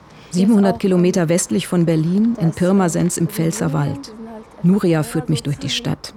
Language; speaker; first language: German; native; German